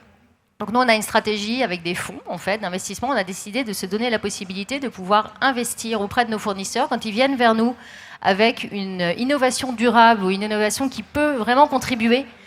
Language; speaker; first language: French; native; French